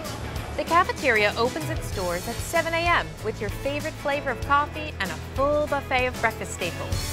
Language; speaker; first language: English; native; English